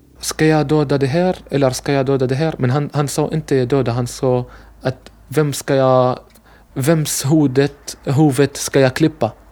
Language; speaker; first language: Swedish; non-native, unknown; Arabic